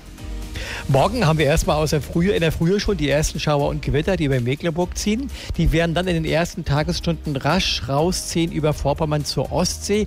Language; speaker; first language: German; native; German